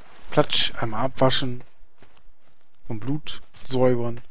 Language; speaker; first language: German; native; German